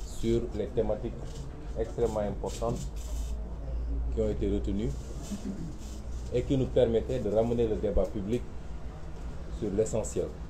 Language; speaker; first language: French; non-native, local second language; Wolof